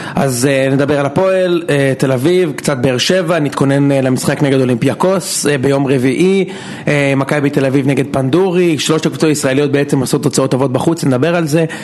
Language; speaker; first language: Hebrew; native; Hebrew